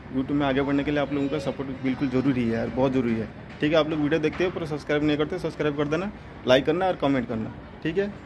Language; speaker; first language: Hindi; non-native, local second language; Odia